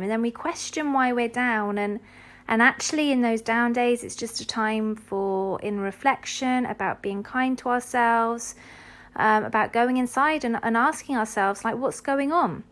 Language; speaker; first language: English; native; English